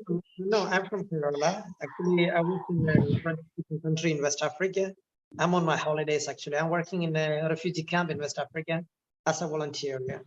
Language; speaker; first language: English; non-native, local second language; Malayalam